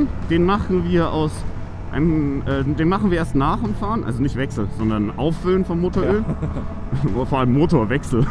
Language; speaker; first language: German; native; German